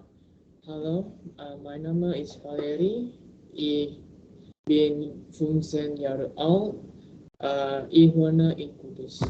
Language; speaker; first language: German; non-native, learner; Indonesian